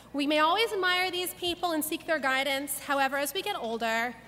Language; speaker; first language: English; native; English